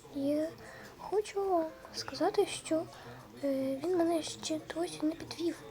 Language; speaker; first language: Ukrainian; non-native, local second language; Russian